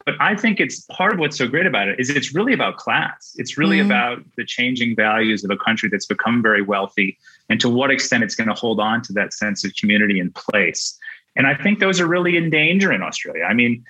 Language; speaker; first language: English; native; English